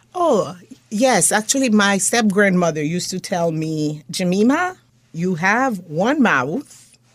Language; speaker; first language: English; non-native, fluent; Haitian Creole